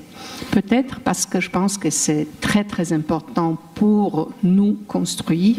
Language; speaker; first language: French; non-native, fluent; Polish